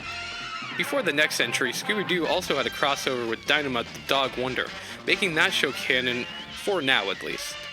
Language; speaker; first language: English; native; English